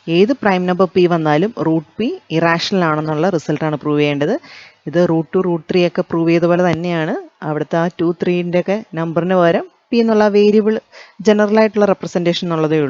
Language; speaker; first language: Malayalam; native; Malayalam